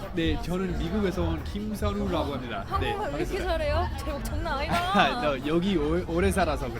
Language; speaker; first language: Korean; non-native, fluent; English